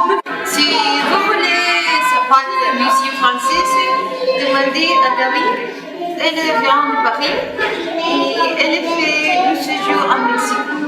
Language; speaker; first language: French; non-native, learner; Spanish